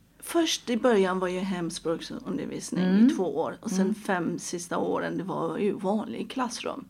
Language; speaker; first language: Swedish; non-native, fluent; Persian